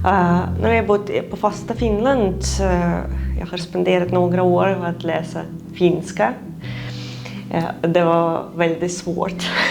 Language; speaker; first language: Swedish; non-native, fluent; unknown